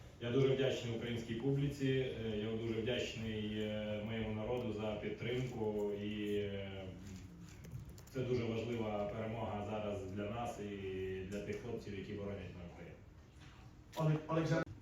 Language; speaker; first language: Ukrainian; non-native, local second language; Russian